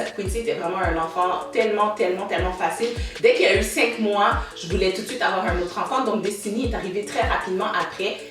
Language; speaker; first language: French; native; French